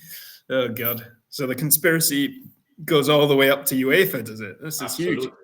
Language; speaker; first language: English; native; English